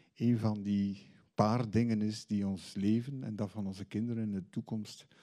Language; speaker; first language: Dutch; native; Dutch